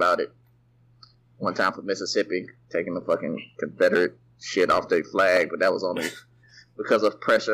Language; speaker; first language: English; native; English